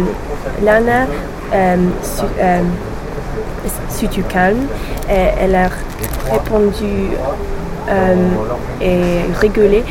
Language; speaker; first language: French; non-native, learner; English